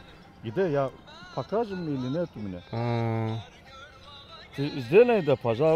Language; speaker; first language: Russian; non-native, local second language; Turkmen